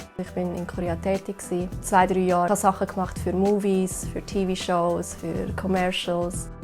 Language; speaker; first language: German; early bilingual, other home language; Turkish